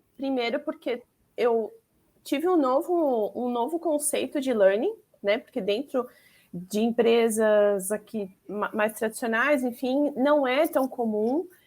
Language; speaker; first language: Portuguese; native; Portuguese